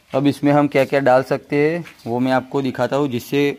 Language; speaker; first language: Hindi; non-native, local second language; Gujarati